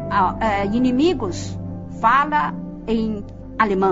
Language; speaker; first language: Portuguese; non-native, fluent; Chinese